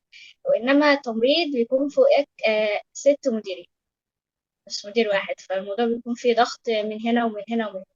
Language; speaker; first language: Arabic; native; Arabic